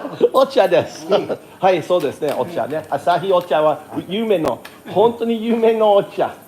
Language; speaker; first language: Japanese; non-native, learner; English